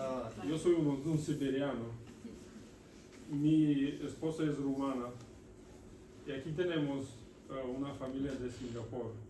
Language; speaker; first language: Spanish; non-native, learner; Russian